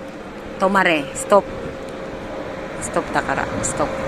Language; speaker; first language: Japanese; non-native, learner; Filipino